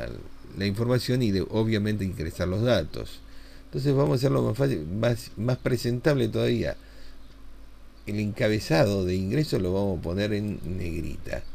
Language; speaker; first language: Spanish; native; Spanish